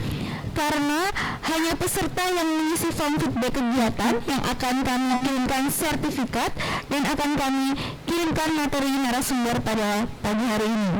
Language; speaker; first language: Indonesian; native; Indonesian